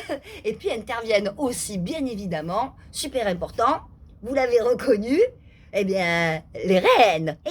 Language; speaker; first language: French; native; French